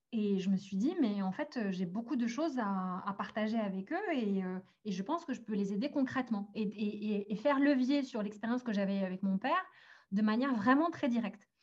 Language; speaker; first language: French; early bilingual, other home language; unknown